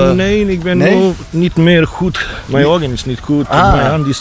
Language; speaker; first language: Dutch; non-native, learner; Bosnian